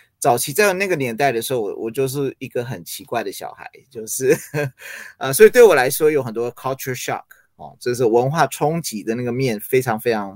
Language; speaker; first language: Chinese; early bilingual, other home language; English